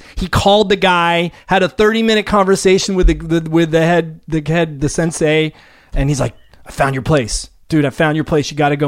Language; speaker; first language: English; native; English